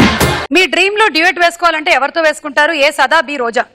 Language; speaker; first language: Telugu; native; Telugu